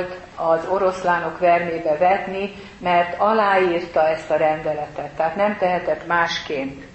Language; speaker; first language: Hungarian; native; Hungarian